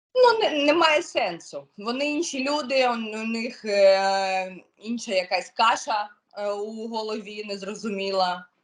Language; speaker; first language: Ukrainian; non-native, local second language; Russian